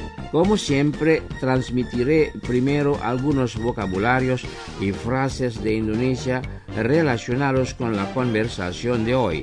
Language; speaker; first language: Spanish; non-native, fluent; Indonesian